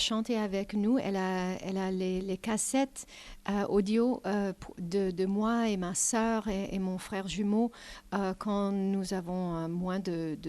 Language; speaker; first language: French; non-native, fluent; English